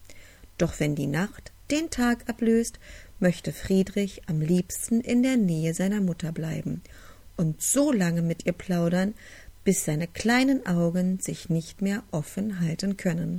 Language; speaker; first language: German; native; German